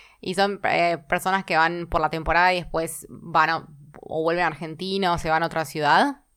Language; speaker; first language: Spanish; native; Spanish